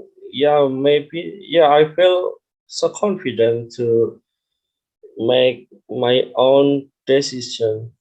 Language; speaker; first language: English; non-native, learner; Indonesian